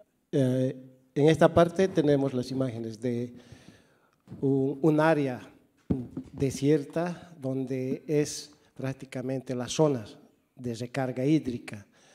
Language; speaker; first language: Spanish; native; Spanish